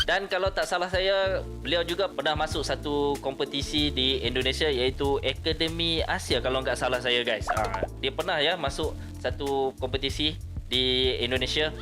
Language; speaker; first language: Malay; native; Malay